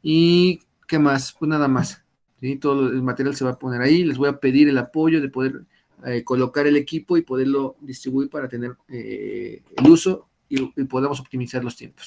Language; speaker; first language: Spanish; native; Spanish